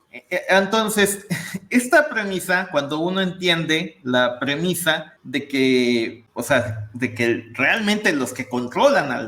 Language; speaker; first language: Spanish; native; Spanish